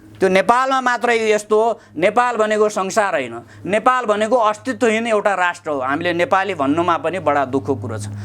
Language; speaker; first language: Nepali; native; Nepali